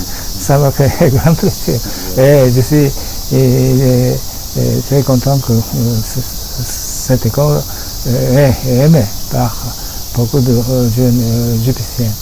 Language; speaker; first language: French; non-native, fluent; Japanese